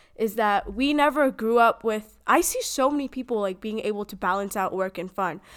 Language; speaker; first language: English; native; English